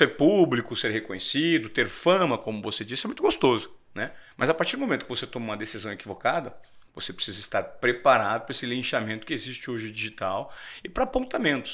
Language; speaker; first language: Portuguese; native; Portuguese